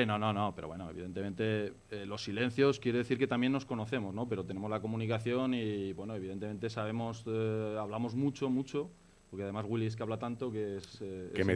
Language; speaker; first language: Spanish; native; Spanish